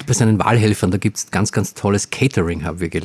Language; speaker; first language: German; native; German